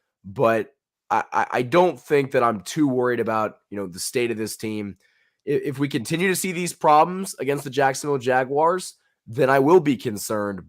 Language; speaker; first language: English; native; English